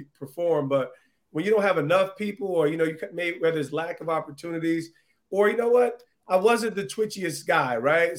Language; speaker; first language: English; native; English